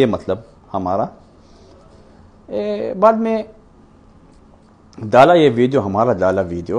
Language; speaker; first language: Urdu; non-native, learner; Arabic